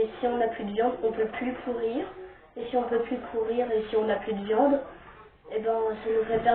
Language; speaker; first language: French; native; French